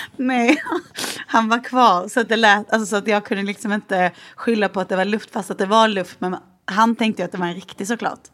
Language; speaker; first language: Swedish; native; Swedish